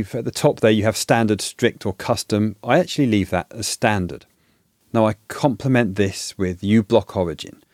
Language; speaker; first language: English; native; English